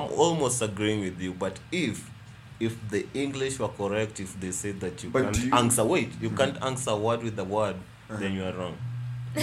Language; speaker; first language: English; non-native, local second language; Luo (Kenya and Tanzania)